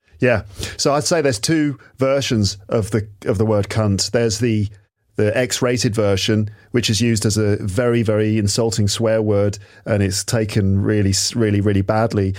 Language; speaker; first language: English; native; English